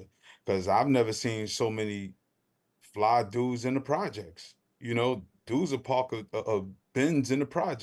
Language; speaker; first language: English; native; English